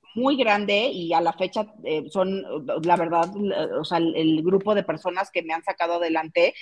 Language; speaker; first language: Spanish; native; Spanish